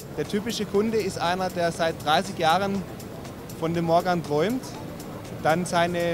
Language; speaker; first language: German; native; German